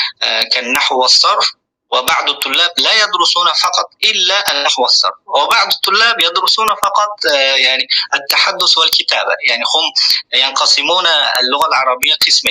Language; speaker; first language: Arabic; non-native, fluent; Uzbek